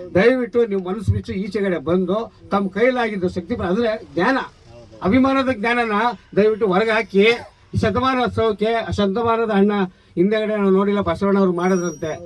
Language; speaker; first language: Kannada; native; Kannada